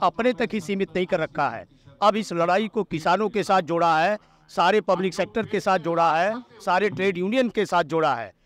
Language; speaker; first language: Hindi; non-native, local second language; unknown